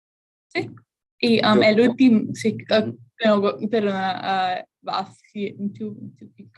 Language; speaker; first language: Spanish; non-native, learner; English